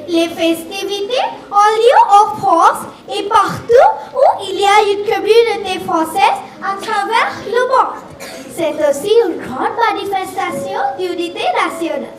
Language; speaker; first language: French; non-native, learner; Bangla